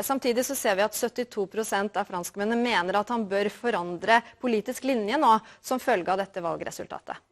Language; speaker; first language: Norwegian; native; Norwegian